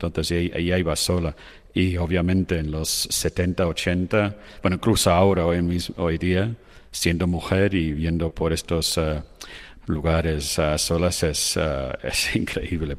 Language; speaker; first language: Spanish; non-native, fluent; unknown